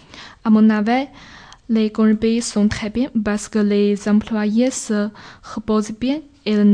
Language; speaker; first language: French; non-native, learner; Chinese